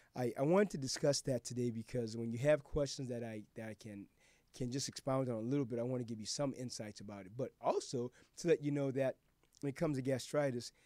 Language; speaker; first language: English; native; English